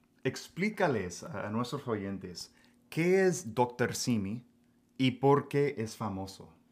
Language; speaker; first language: Spanish; non-native, fluent; English